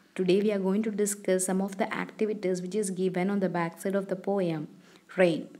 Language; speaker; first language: English; non-native, local second language; Malayalam